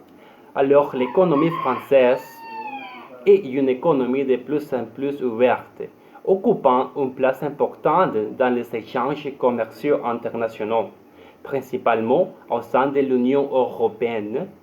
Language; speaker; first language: French; non-native, learner; Spanish